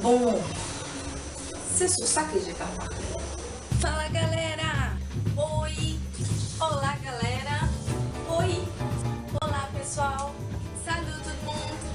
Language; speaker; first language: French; non-native, learner; Portuguese